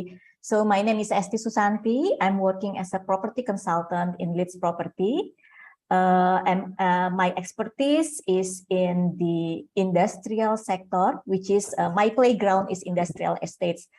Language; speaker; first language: English; non-native, fluent; Indonesian